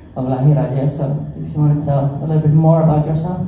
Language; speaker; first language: English; non-native, fluent; Finnish